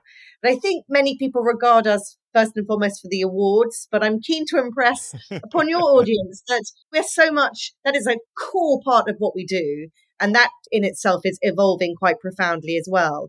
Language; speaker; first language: English; native; English